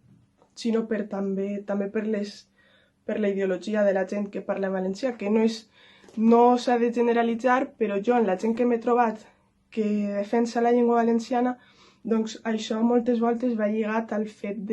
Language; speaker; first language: Catalan; non-native, local second language; Spanish